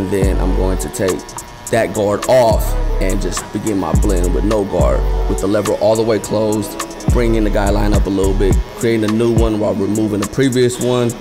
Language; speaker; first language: English; native; English